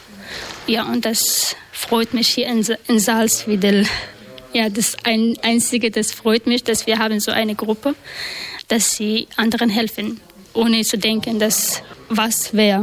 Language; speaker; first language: German; non-native, learner; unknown